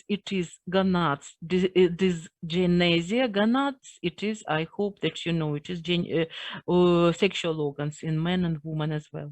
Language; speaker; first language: English; non-native, fluent; Russian